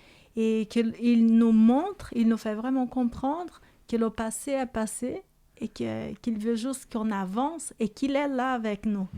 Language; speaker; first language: French; native; French